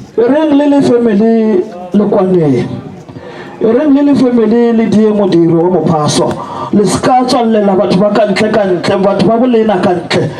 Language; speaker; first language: Northern Sotho; native; Northern Sotho